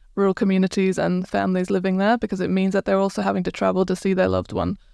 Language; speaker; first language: English; non-native, fluent; Croatian